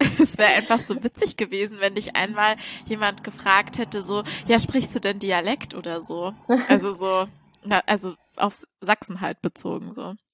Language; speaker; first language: German; native; German